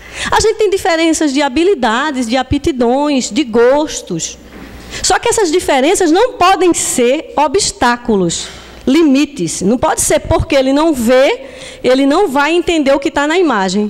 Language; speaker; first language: Portuguese; native; Portuguese